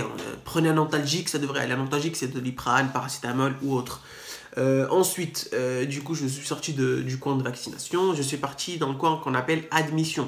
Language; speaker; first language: French; native; French